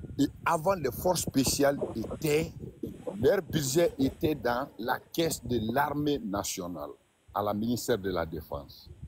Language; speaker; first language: French; non-native, local second language; Mandingo